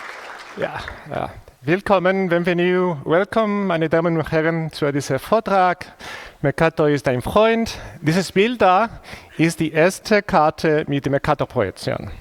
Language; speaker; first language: German; non-native, fluent; Spanish